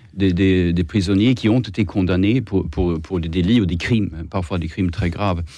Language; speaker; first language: French; non-native, fluent; Swedish